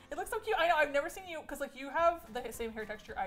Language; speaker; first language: English; native; English